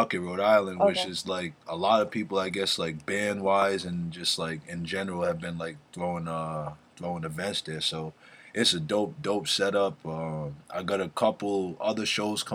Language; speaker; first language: English; native; English